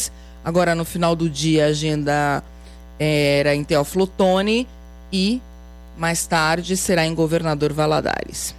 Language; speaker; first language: Portuguese; native; Portuguese